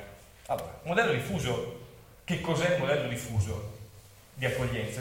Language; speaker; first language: Italian; native; Italian